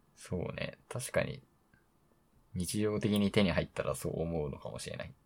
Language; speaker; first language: Japanese; native; Japanese